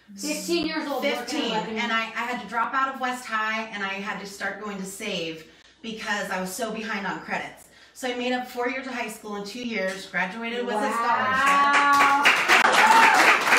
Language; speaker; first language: English; native; English